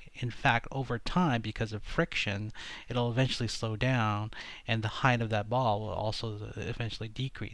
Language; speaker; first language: English; native; English